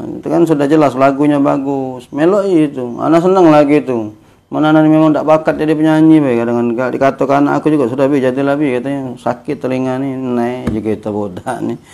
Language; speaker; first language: Malay; native; Malay